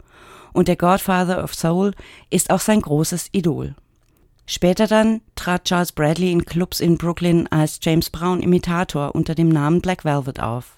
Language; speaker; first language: German; native; German